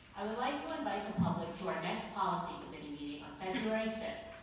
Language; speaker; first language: English; native; English